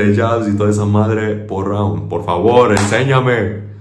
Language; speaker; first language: Spanish; early bilingual, heritage; Spanish